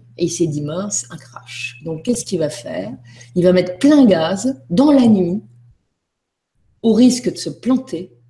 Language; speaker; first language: French; native; French